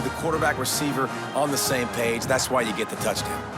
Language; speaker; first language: English; native; English